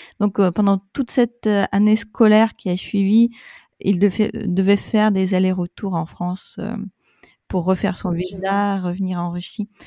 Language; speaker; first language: French; non-native, fluent; Russian